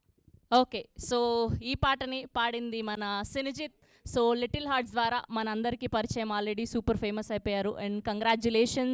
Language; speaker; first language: Telugu; native; Telugu